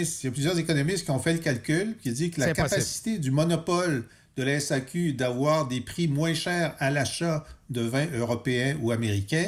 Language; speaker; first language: French; native; French